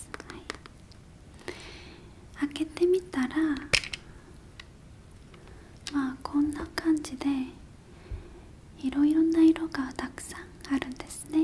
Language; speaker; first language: Japanese; non-native, learner; Korean